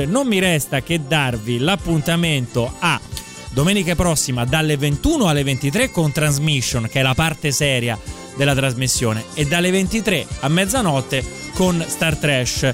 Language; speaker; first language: Italian; native; Italian